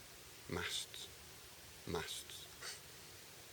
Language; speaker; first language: German; non-native, fluent; English